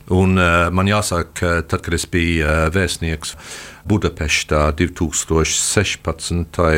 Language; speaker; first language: Latvian; early bilingual, heritage; Latvian